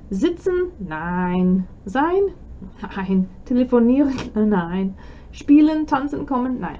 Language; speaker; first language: German; non-native, fluent; English